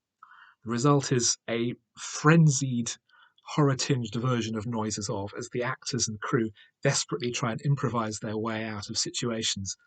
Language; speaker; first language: English; native; English